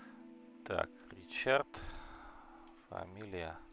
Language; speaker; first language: Russian; native; Russian